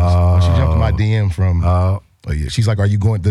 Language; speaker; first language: English; native; English